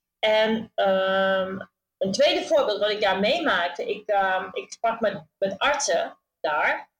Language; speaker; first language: Dutch; native; Dutch